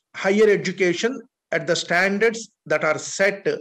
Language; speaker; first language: English; non-native, local second language; Telugu